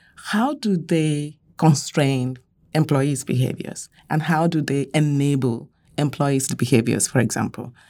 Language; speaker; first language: English; non-native, local second language; Yoruba